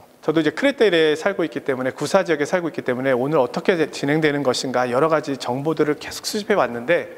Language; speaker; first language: Korean; native; Korean